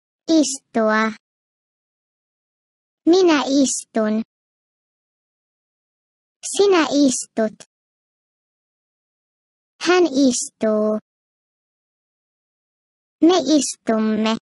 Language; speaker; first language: Finnish; non-native, fluent; Turkish